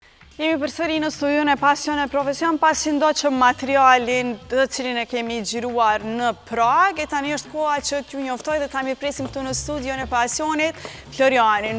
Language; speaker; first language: Albanian; native; Albanian